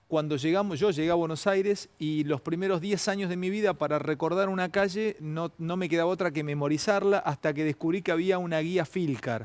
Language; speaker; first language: Spanish; native; Spanish